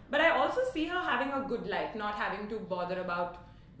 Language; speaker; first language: English; non-native, local second language; Hindi